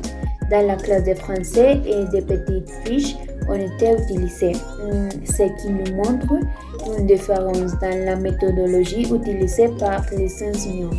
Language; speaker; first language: French; non-native, fluent; Spanish